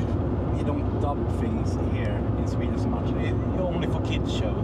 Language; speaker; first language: English; non-native, fluent; Swedish